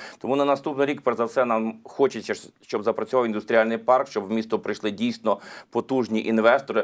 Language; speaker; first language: Ukrainian; native; Ukrainian